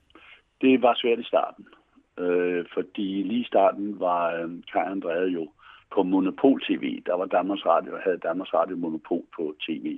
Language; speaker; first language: Danish; native; Danish